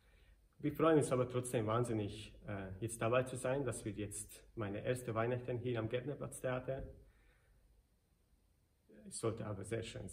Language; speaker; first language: German; non-native, fluent; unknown